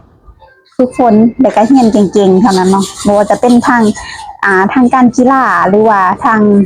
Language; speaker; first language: Thai; non-native, local second language; Northeastern Thai